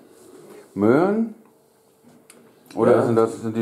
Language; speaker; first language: German; native; German